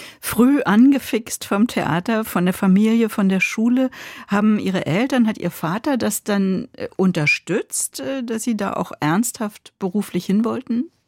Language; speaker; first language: German; native; German